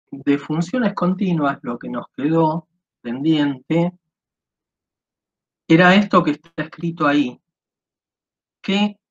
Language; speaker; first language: Spanish; native; Spanish